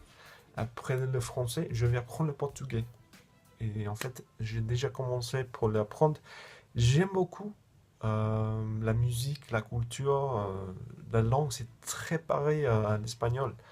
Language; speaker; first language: French; non-native, fluent; English